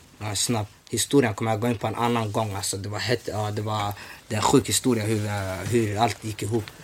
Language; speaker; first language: Swedish; early bilingual, other home language; Somali